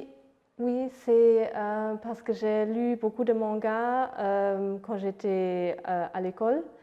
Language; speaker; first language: French; non-native, fluent; Luxembourgish